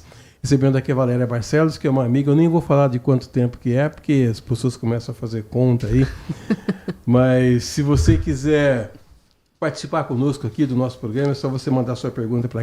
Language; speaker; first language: Portuguese; native; Portuguese